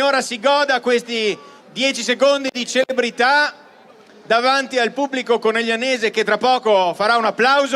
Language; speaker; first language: Italian; native; Italian